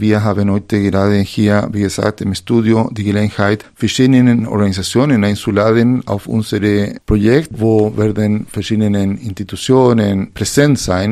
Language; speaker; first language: German; non-native, fluent; Spanish